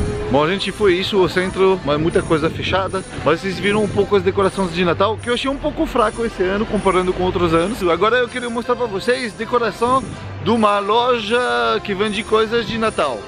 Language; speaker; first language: Portuguese; non-native, fluent; French